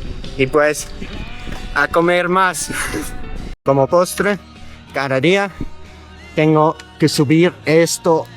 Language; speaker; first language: Spanish; non-native, learner; Dutch